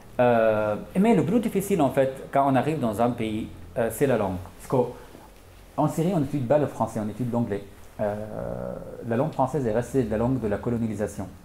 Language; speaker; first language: French; non-native, fluent; Arabic